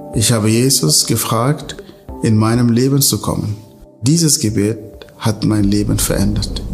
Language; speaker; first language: German; non-native, fluent; Arabic